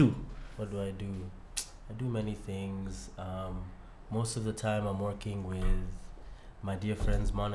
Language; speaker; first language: English; non-native, local second language; Ganda